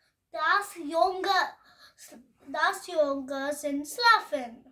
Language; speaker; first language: German; non-native, learner; Hindi